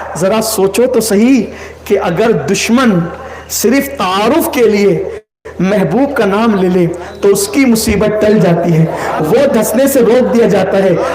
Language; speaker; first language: Urdu; native; Urdu